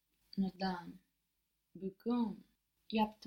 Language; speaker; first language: Turkish; non-native, learner; English